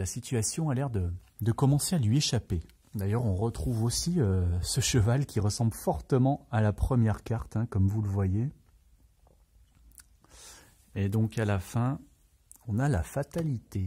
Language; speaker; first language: French; native; French